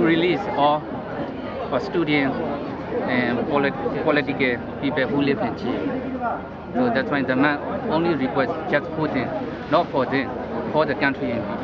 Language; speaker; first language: English; non-native, learner; Burmese